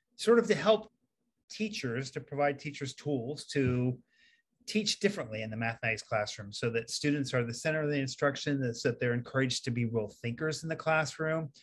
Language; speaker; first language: English; native; English